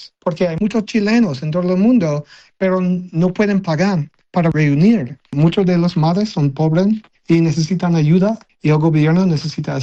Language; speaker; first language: Spanish; early bilingual, heritage; Spanish